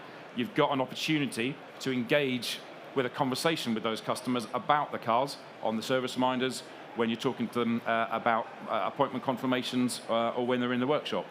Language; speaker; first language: English; native; English